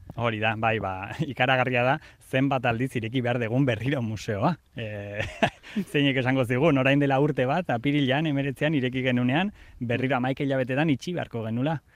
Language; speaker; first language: Basque; native; Basque